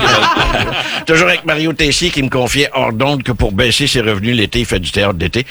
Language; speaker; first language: French; native; French